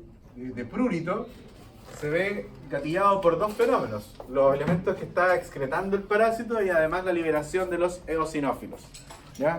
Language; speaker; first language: Spanish; native; Spanish